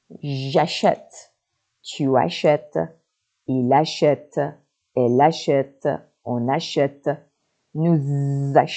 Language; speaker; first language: French; non-native, fluent; Persian